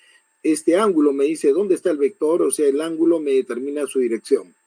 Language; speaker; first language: Spanish; native; Spanish